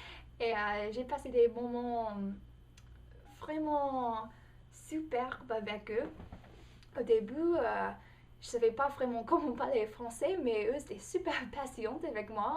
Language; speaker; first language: French; non-native, fluent; English